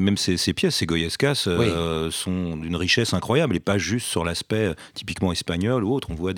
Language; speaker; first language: French; native; French